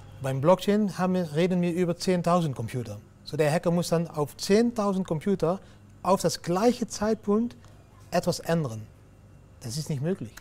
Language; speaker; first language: German; non-native, learner; Dutch